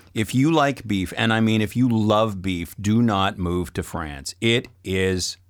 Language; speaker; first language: English; native; English